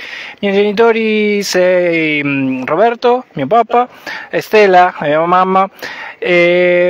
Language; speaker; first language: Italian; non-native, learner; Spanish